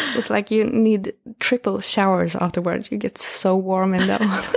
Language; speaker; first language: English; non-native, fluent; Swedish